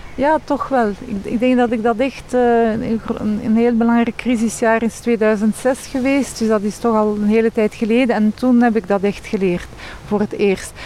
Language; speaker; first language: Dutch; non-native, local second language; French